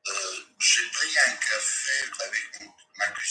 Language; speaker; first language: French; non-native, learner; English